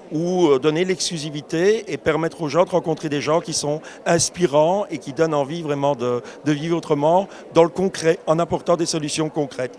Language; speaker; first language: French; native; French